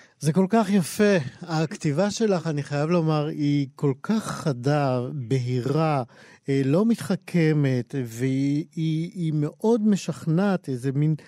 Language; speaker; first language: Hebrew; native; Hebrew